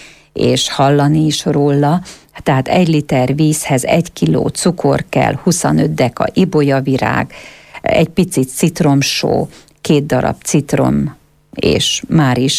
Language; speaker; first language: Hungarian; native; Hungarian